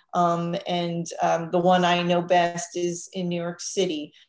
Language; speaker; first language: English; native; English